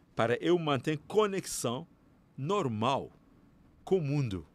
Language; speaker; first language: Portuguese; non-native, fluent; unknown